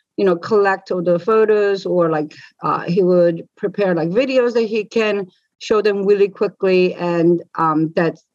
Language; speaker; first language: English; native; English